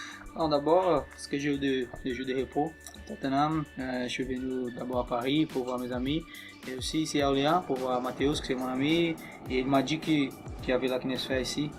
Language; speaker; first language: French; non-native, fluent; Portuguese